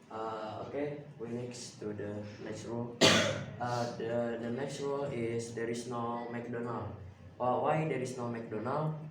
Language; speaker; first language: English; non-native, learner; Indonesian